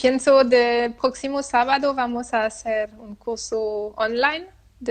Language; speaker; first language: Spanish; non-native, learner; French